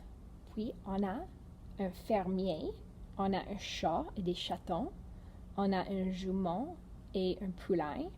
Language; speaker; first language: French; non-native, fluent; English